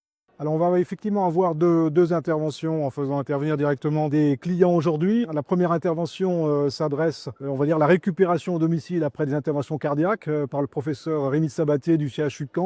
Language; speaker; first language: French; native; French